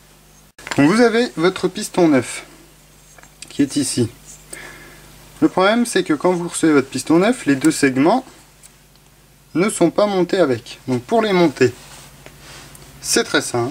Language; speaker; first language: French; native; French